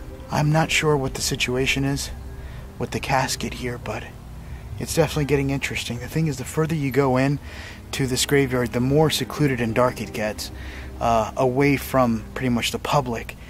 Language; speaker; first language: English; native; English